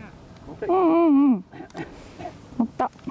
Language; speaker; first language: Japanese; native; Japanese